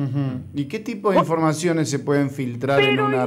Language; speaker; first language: Spanish; native; Spanish